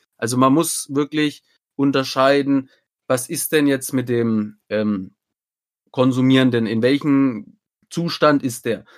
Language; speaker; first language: German; native; German